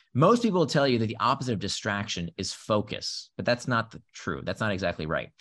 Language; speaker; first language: English; early bilingual, other home language; Hebrew